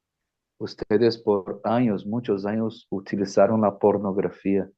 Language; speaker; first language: Spanish; non-native, fluent; Portuguese